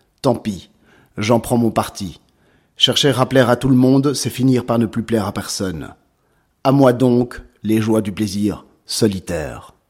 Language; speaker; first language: French; native; French